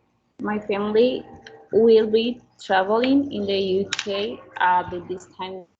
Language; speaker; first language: English; non-native, learner; Spanish